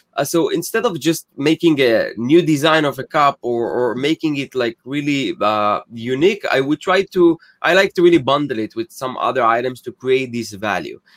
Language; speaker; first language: English; non-native, fluent; Hebrew